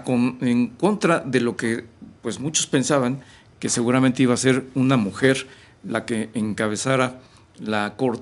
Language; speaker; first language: Spanish; native; Spanish